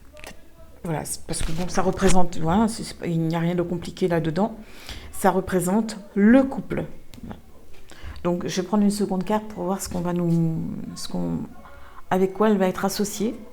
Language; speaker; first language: French; native; French